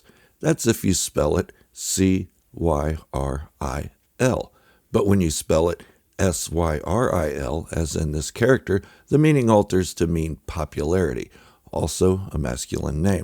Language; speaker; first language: English; native; English